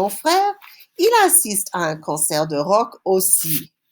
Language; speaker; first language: French; non-native, fluent; English